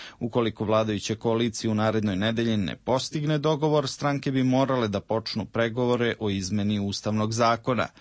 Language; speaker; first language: Serbian; native; Serbian